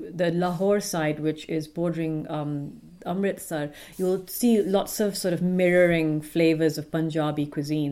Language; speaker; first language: English; non-native, local second language; Urdu